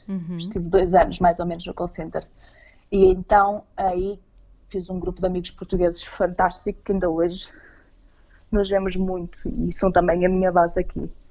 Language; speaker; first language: Portuguese; native; Portuguese